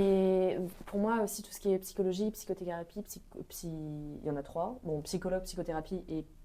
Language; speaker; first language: French; native; French